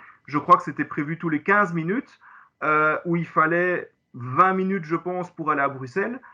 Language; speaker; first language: French; native; French